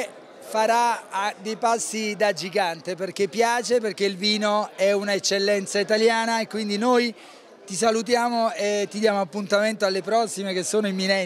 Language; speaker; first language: Italian; native; Italian